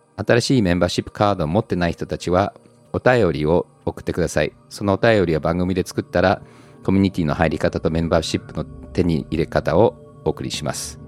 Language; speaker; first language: Japanese; early bilingual, heritage; Japanese